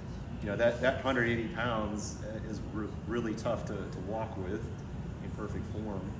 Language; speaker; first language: English; native; English